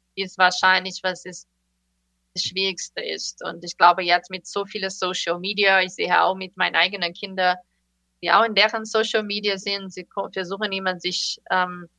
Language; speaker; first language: German; non-native, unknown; Portuguese